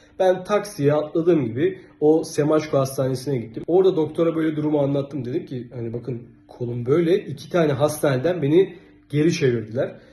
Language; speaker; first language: Turkish; native; Turkish